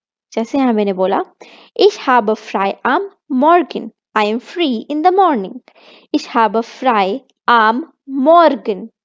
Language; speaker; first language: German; non-native, fluent; Hindi